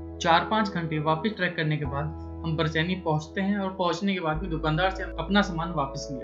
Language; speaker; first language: Hindi; native; Hindi